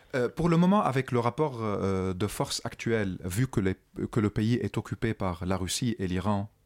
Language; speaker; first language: French; non-native, local second language; Arabic